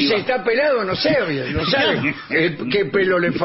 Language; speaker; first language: Spanish; native; Spanish